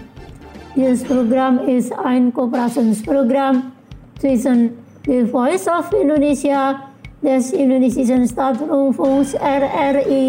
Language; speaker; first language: German; non-native, fluent; Indonesian